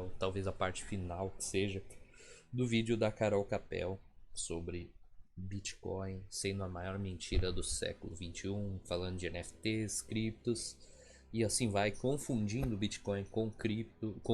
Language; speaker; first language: Portuguese; native; Portuguese